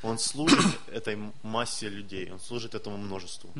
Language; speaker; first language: Russian; native; Russian